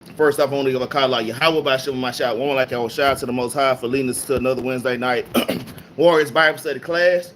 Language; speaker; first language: English; native; English